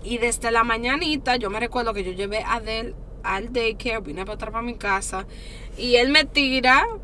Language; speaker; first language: Spanish; early bilingual, heritage; Spanish